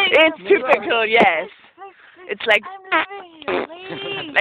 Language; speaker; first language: English; non-native, learner; German